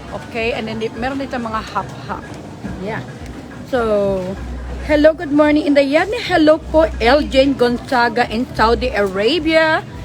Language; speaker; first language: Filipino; non-native, local second language; Hiligaynon